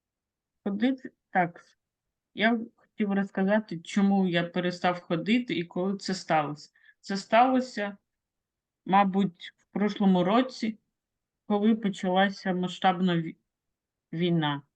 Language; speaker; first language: Ukrainian; non-native, local second language; Russian